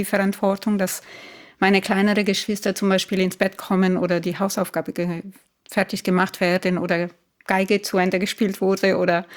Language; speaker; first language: German; non-native, fluent; Italian